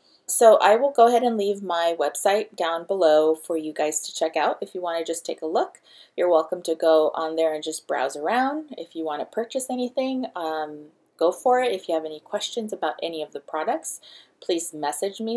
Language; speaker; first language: English; early bilingual, other home language; Spanish